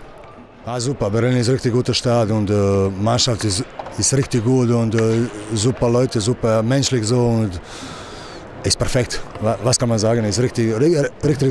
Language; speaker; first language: German; non-native, learner; Croatian